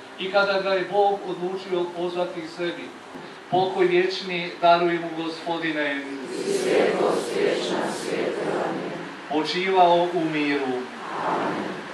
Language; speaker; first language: Croatian; native; Croatian